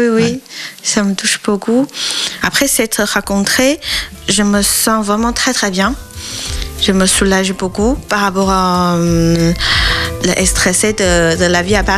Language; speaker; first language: French; non-native, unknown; Chinese